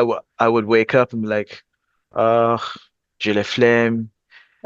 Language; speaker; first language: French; non-native, fluent; English